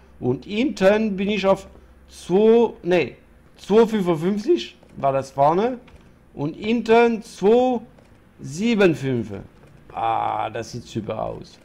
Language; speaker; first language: German; non-native, learner; French